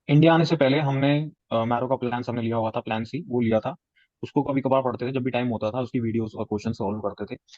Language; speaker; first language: Hindi; native; Hindi